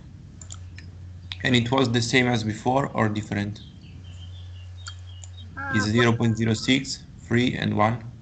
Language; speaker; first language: English; non-native, learner; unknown